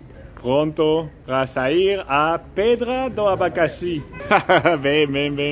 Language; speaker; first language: Portuguese; non-native, learner; French